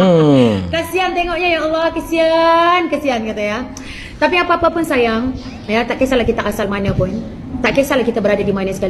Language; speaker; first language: Malay; native; Malay